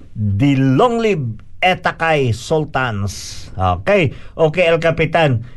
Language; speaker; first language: Filipino; non-native, local second language; Cebuano